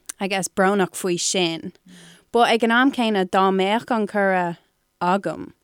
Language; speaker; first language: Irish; non-native, local second language; English